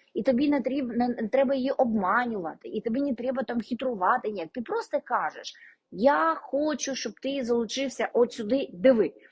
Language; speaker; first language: Ukrainian; non-native, local second language; Russian